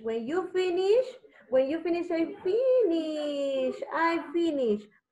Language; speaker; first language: English; non-native, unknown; Spanish